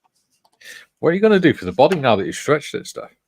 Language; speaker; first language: English; native; English